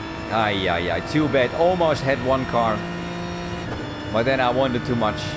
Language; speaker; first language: English; non-native, fluent; Dutch